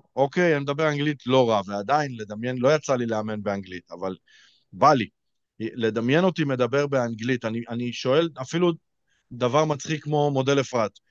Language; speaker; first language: Hebrew; native; Hebrew